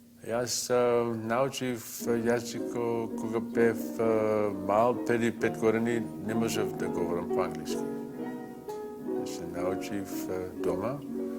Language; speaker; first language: Macedonian; early bilingual, heritage; Macedonian